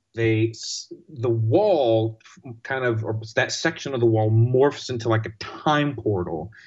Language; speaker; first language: English; non-native, fluent; Greek